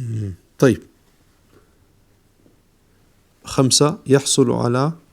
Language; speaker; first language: Arabic; non-native, fluent; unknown